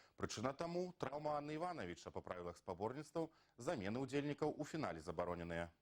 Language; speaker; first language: Belarusian; native; Belarusian